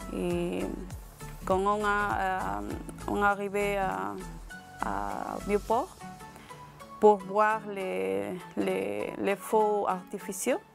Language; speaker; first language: French; non-native, learner; Spanish